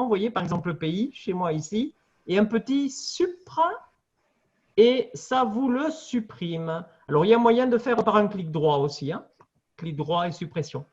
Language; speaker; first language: French; native; French